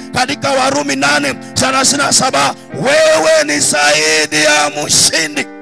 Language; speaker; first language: Swahili; non-native, local second language; Luyia